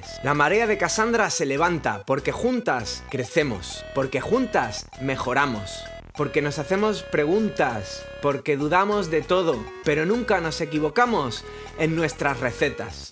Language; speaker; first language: Spanish; native; Spanish